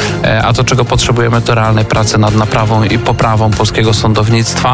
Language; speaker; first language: Polish; native; Polish